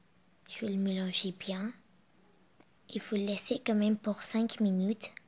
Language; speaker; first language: French; non-native, learner; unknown